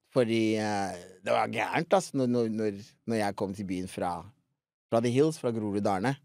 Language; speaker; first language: Norwegian; early bilingual, other home language; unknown